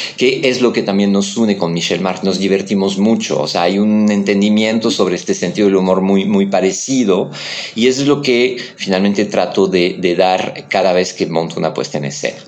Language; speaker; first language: Spanish; non-native, fluent; French